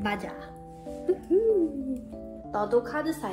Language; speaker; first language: Korean; non-native, learner; English